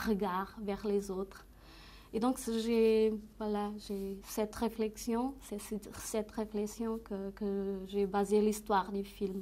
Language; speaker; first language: French; non-native, fluent; Portuguese